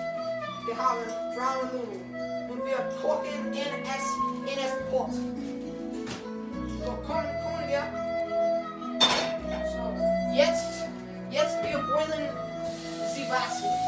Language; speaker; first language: German; non-native, learner; English